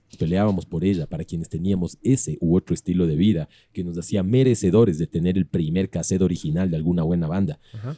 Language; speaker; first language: Spanish; native; Spanish